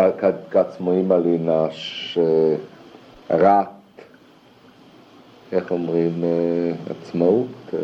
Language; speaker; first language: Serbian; early bilingual, other home language; German